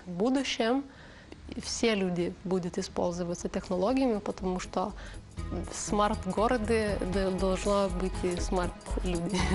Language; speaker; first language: Russian; non-native, learner; Lithuanian